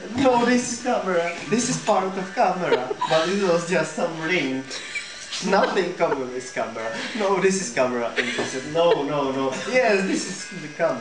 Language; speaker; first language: English; non-native, learner; Czech